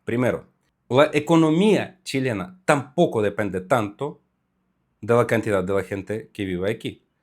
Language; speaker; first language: Spanish; non-native, fluent; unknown